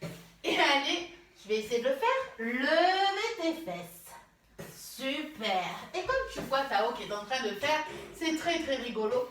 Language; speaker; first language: French; native; French